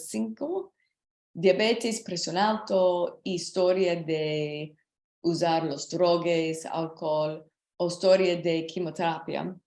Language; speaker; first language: Spanish; non-native, learner; English